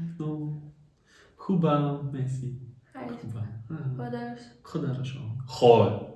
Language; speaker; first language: Persian; non-native, learner; German